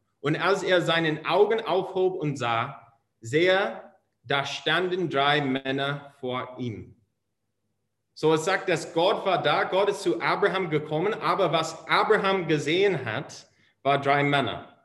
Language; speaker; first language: German; non-native, fluent; English